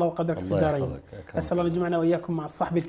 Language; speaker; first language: Arabic; native; Arabic